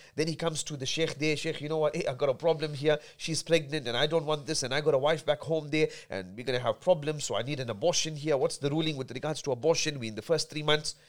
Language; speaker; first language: English; native; English